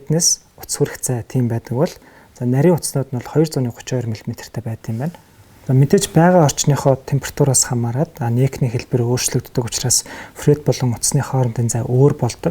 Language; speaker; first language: Mongolian; native; Mongolian